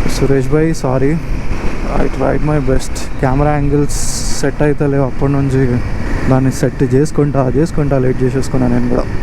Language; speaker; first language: Telugu; non-native, local second language; Hindi